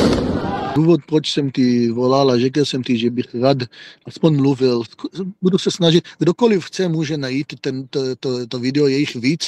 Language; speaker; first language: Czech; non-native, fluent; Hebrew